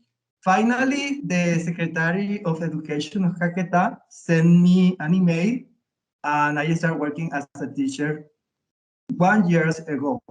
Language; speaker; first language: English; non-native, learner; Spanish